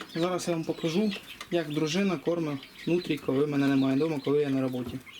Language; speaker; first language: Ukrainian; native; Ukrainian